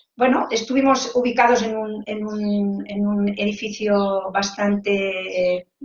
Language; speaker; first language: Spanish; native; Spanish